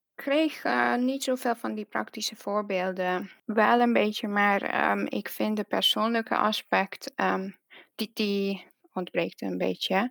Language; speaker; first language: Dutch; non-native, fluent; Hungarian